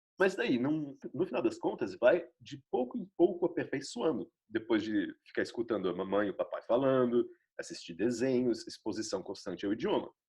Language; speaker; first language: Portuguese; native; Portuguese